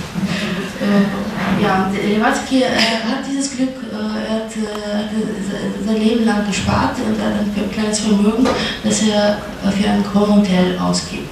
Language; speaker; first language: German; non-native, fluent; Russian